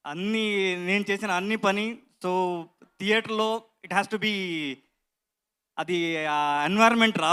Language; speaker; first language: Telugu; non-native, learner; Kannada